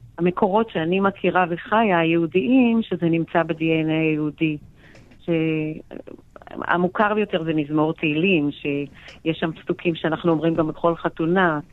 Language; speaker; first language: Hebrew; native; Hebrew